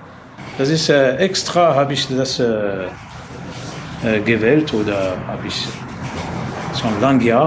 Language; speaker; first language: German; non-native, learner; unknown